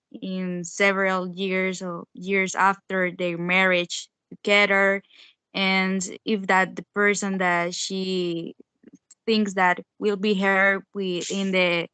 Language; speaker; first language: English; non-native, learner; Spanish